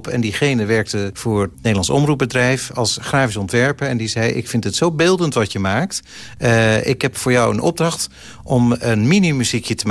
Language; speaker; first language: Dutch; native; Dutch